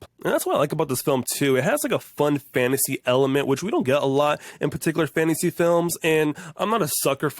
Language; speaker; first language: English; native; English